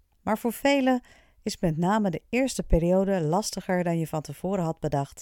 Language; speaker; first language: Dutch; native; Dutch